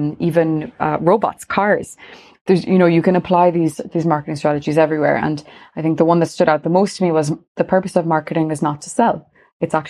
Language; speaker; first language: English; native; English